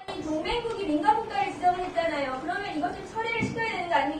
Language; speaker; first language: Korean; native; Korean